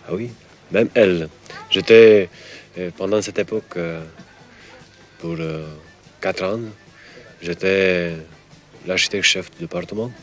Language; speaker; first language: French; non-native, fluent; Romanian